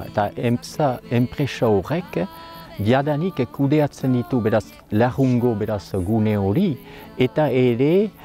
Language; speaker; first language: Basque; native; Basque